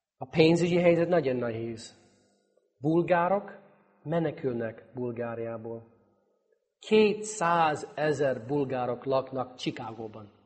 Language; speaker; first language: Hungarian; non-native, fluent; English